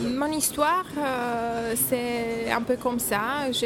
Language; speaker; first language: French; non-native, learner; Romanian